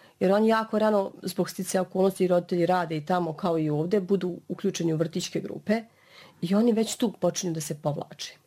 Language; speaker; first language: Bosnian; native; Bosnian